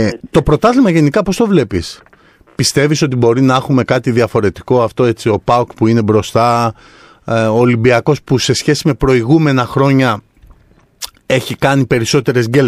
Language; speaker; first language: Greek; native; Greek